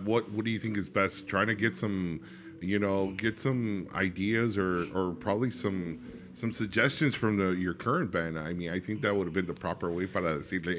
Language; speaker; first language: English; early bilingual, other home language; Spanish